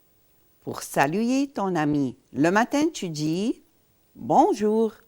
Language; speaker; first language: French; non-native, fluent; Arabic